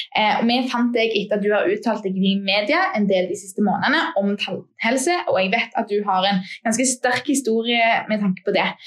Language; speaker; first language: Norwegian; native; Norwegian